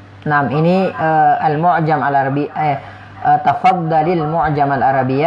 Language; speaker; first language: Arabic; non-native, fluent; Indonesian